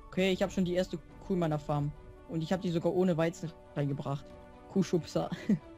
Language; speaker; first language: German; native; German